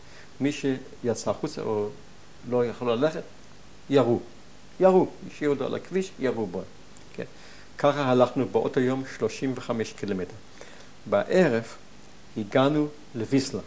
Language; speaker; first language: Hebrew; non-native, fluent; German